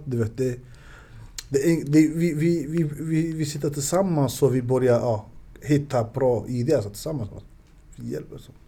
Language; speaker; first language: Swedish; non-native, learner; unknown